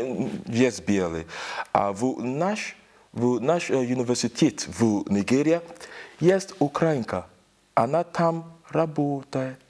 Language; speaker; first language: Russian; non-native, learner; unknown